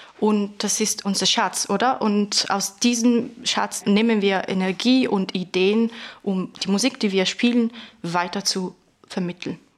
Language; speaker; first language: German; non-native, fluent; Italian